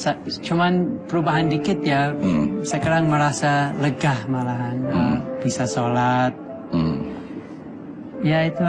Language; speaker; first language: Indonesian; non-native, fluent; English